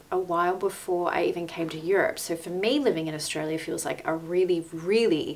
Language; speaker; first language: English; native; English